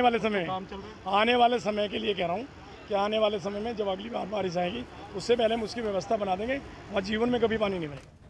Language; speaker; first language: Hindi; native; Hindi